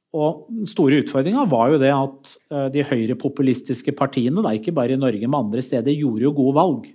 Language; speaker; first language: Norwegian; early bilingual, other home language; Persian